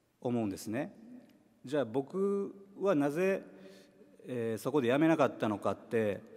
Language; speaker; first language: Japanese; native; Japanese